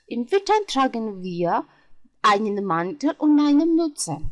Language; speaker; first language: German; non-native, fluent; Georgian